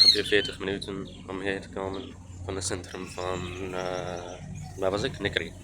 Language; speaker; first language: Dutch; non-native, learner; English